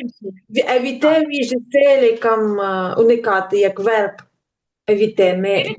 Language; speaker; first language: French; non-native, learner; Ukrainian